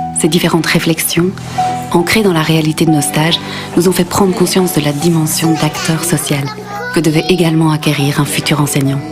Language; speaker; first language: French; native; French